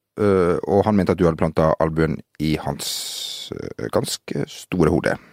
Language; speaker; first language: Norwegian; native; Norwegian